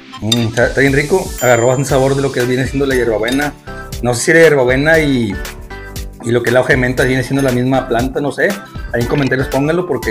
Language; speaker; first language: Spanish; native; Spanish